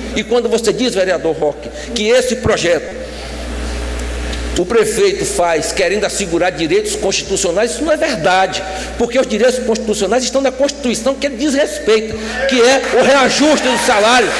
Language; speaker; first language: Portuguese; native; Portuguese